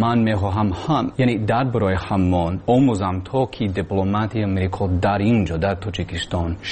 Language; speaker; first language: Persian; non-native, learner; English